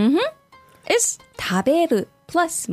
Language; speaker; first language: English; non-native, fluent; Japanese